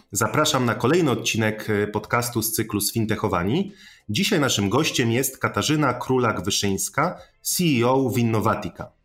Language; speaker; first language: Polish; native; Polish